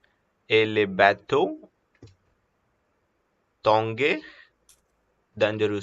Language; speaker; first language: French; non-native, learner; Telugu